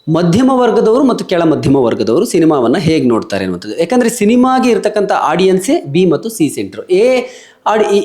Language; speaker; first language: Kannada; native; Kannada